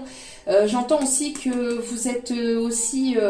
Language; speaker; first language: French; native; French